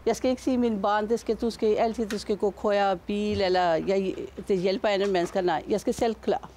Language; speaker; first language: Danish; non-native, learner; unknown